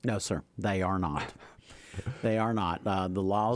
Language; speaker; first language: English; native; English